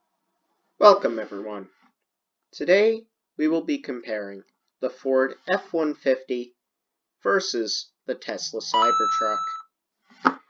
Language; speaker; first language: English; native; English